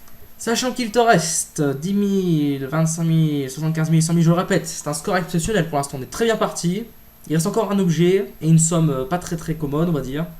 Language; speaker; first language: French; native; French